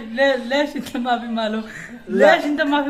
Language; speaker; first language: Arabic; non-native, learner; Bangla